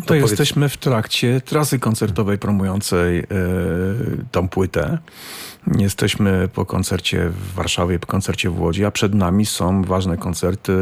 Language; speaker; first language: Polish; native; Polish